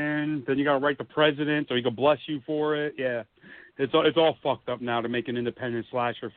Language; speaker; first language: English; native; English